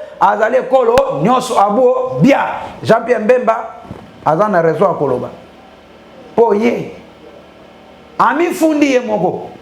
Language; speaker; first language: Lingala; native; Lingala